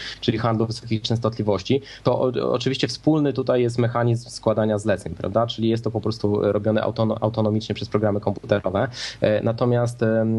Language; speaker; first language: Polish; native; Polish